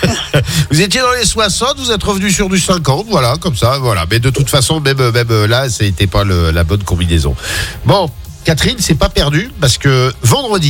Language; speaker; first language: French; native; French